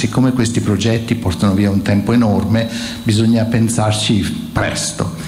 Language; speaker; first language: Italian; native; Italian